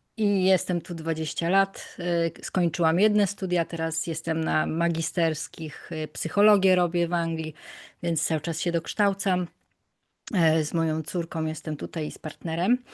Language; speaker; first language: Polish; native; Polish